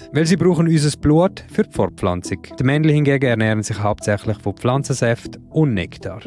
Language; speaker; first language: German; native; German